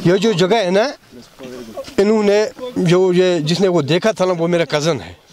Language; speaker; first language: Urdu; non-native, local second language; Kashmiri